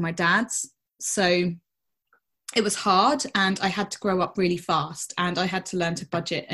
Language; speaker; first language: English; native; English